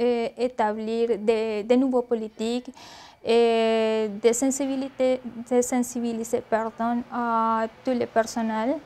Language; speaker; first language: French; non-native, learner; Spanish